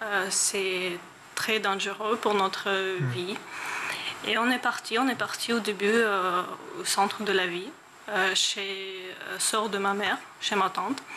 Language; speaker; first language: French; non-native, learner; Ukrainian